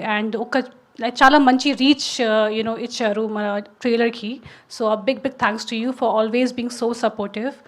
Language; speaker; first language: Telugu; non-native, local second language; Hindi